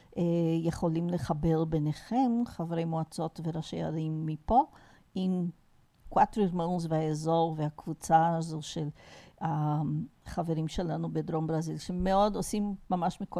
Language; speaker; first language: Hebrew; non-native, fluent; Portuguese